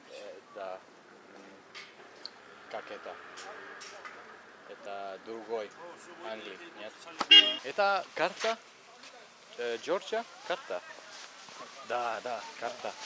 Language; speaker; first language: Russian; non-native, learner; English